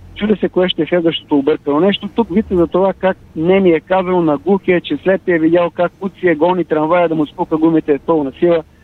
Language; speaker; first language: Bulgarian; native; Bulgarian